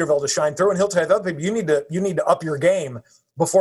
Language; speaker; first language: English; native; English